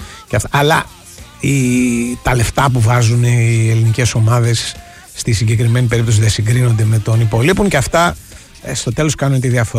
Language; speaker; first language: Greek; native; Greek